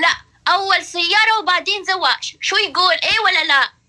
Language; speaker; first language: Arabic; non-native, learner; Pashto